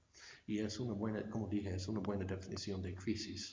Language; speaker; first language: Spanish; non-native, fluent; English